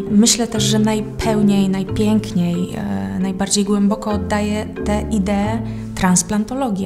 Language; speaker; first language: Polish; native; Polish